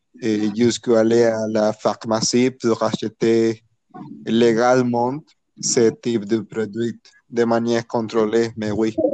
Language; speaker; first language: French; non-native, learner; Spanish